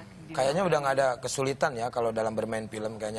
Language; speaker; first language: Indonesian; native; Indonesian